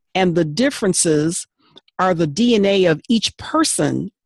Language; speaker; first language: English; native; English